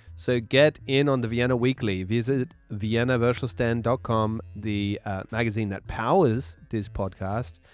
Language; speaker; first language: English; native; English